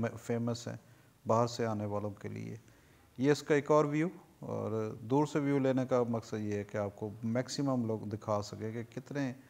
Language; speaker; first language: Urdu; native; Urdu